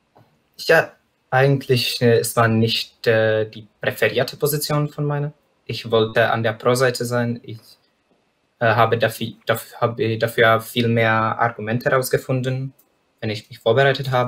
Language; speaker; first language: German; non-native, fluent; Czech